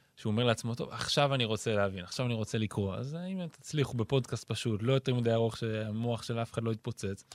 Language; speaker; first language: Hebrew; native; Hebrew